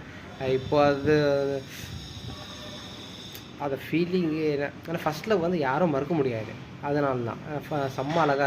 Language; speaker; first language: Tamil; non-native, local second language; Hindi